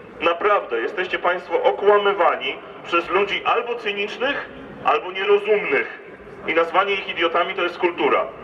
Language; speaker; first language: Polish; native; Polish